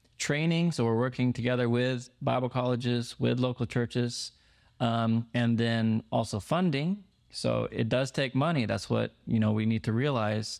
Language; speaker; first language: English; native; English